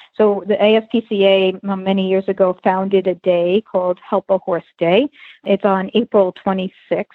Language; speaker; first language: English; native; English